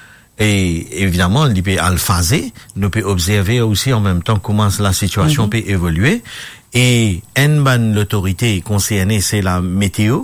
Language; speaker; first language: French; non-native, local second language; Morisyen